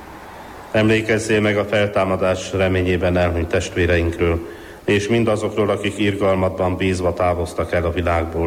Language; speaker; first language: Hungarian; native; Hungarian